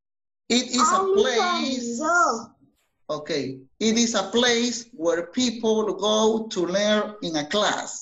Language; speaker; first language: English; non-native, fluent; Spanish